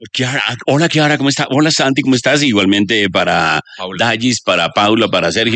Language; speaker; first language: Spanish; native; Spanish